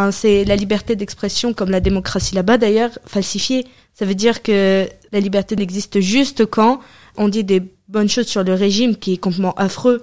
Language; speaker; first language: French; early bilingual, other home language; Arabic